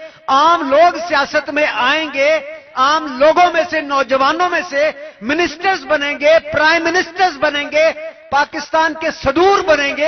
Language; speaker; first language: Urdu; native; Urdu